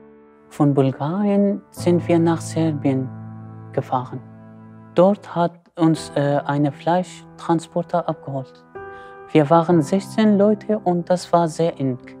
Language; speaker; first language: German; non-native, fluent; Kurdish